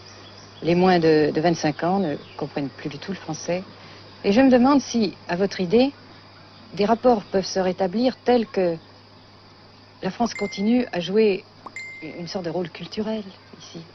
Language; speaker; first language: French; native; French